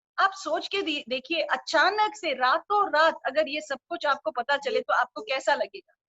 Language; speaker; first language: Hindi; non-native, local second language; Urdu